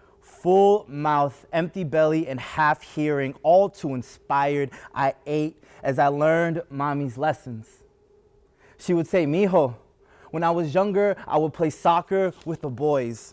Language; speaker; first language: English; early bilingual, other home language; Spanish